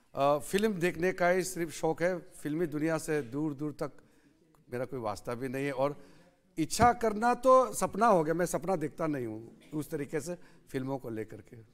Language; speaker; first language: Hindi; non-native, local second language; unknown